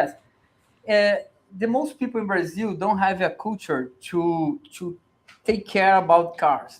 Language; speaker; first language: English; non-native, learner; Portuguese